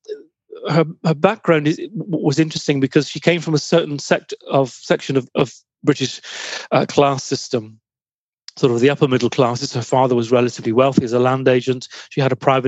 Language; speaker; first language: English; native; English